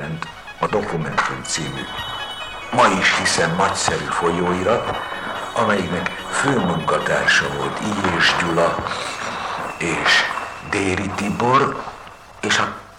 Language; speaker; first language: Hungarian; native; Hungarian